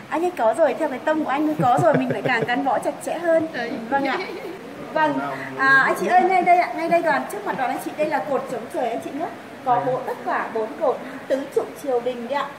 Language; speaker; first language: Vietnamese; non-native, local second language; Tày